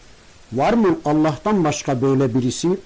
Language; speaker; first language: Turkish; native; Turkish